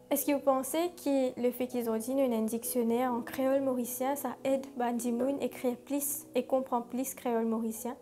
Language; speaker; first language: French; non-native, local second language; Morisyen